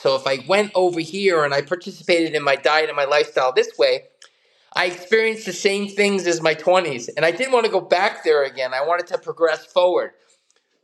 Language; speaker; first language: English; native; English